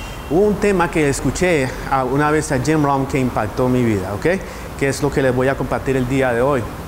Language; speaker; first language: Spanish; native; Spanish